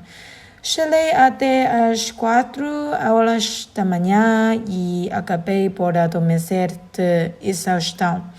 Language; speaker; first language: Portuguese; non-native, learner; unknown